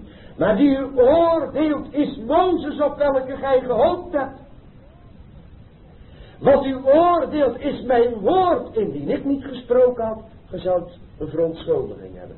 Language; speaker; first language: Dutch; native; Dutch